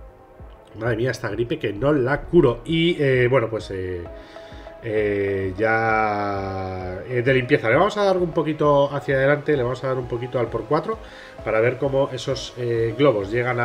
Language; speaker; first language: Spanish; native; Spanish